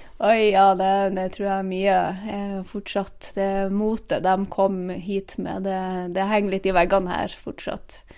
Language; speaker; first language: Norwegian; native; Norwegian